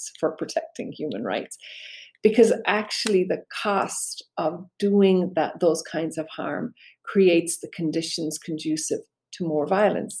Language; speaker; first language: English; native; English